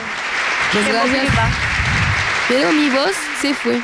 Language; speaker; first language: Spanish; non-native, learner; French